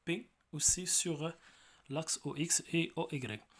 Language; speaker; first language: French; non-native, local second language; Arabic